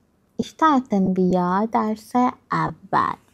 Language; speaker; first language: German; non-native, learner; Persian